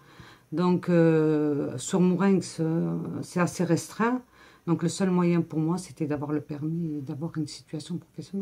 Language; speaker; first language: French; native; French